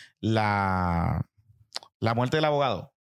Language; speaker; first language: Spanish; native; Spanish